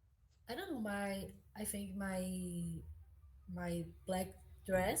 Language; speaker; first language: English; non-native, learner; Portuguese